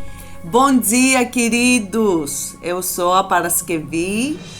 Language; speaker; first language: Portuguese; non-native, fluent; Greek